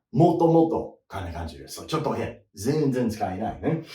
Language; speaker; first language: Japanese; non-native, learner; English